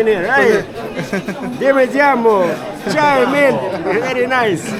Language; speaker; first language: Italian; non-native, learner; Arabic